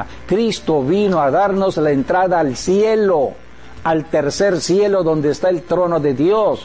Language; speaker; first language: Spanish; native; Spanish